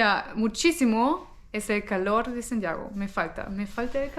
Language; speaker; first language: Spanish; non-native, fluent; German